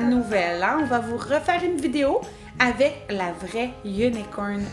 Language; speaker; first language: French; native; French